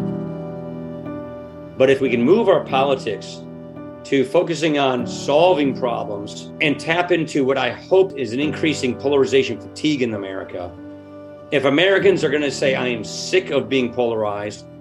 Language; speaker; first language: English; native; English